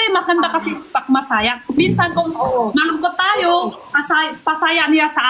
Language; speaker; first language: Filipino; non-native, learner; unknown